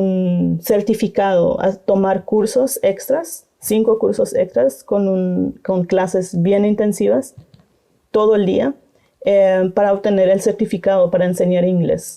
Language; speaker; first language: Spanish; non-native, local second language; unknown